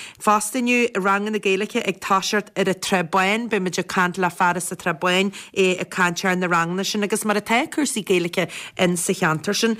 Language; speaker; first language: Irish; native; Irish